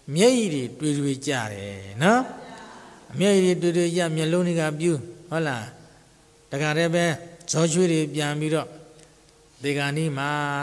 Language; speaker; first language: Burmese; native; Burmese